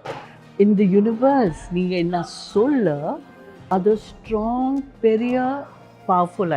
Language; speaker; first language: Tamil; non-native, learner; Hindi